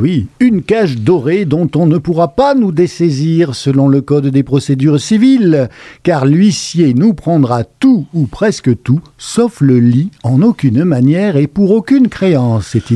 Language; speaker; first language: French; native; French